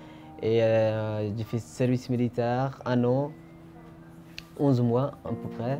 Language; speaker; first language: French; non-native, fluent; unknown